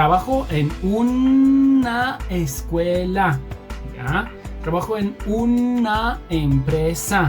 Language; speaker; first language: Spanish; non-native, fluent; English